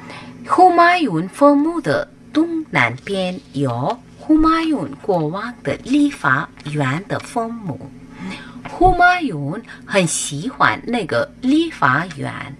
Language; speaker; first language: Chinese; non-native, fluent; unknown